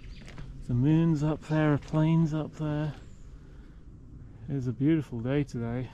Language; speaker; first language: English; native; English